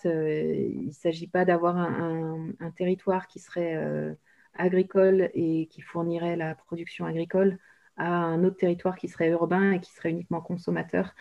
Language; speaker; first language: French; native; French